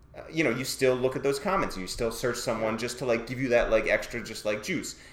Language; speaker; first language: English; native; English